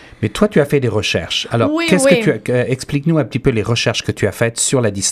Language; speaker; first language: French; native; French